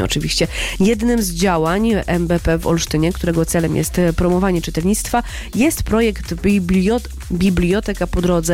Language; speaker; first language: Polish; native; Polish